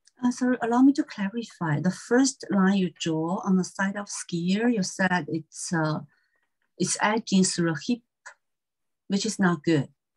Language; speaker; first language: English; non-native, fluent; Chinese